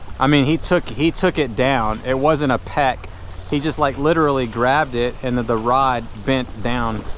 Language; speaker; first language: English; native; English